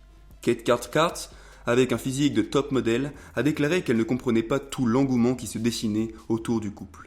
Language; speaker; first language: French; native; French